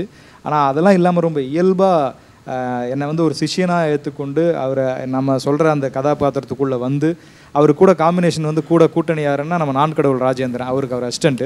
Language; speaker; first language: Tamil; native; Tamil